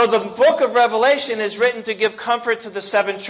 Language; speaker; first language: English; native; English